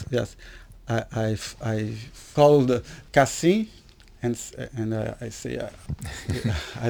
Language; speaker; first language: English; non-native, learner; Portuguese